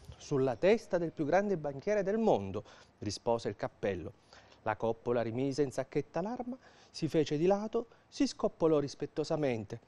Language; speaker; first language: Italian; native; Italian